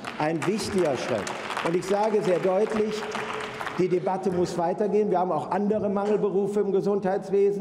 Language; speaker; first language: German; native; German